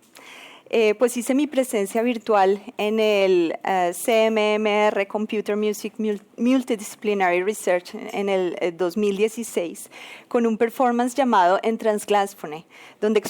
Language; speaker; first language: Spanish; native; Spanish